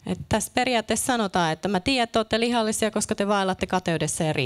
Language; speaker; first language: Finnish; native; Finnish